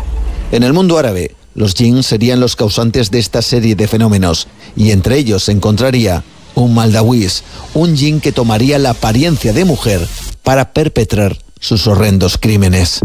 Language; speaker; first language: Spanish; native; Spanish